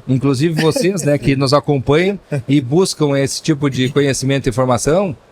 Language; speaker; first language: Portuguese; native; Portuguese